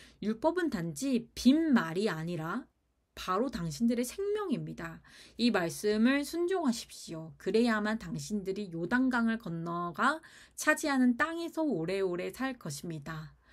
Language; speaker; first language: Korean; native; Korean